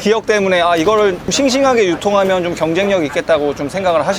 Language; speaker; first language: Korean; native; Korean